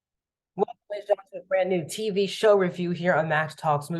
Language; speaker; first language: English; native; English